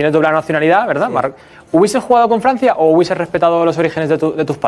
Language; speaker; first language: Spanish; native; Spanish